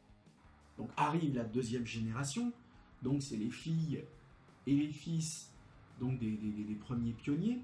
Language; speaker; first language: French; native; French